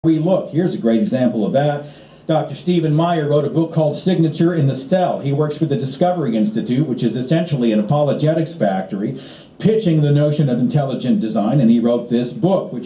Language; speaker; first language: English; native; English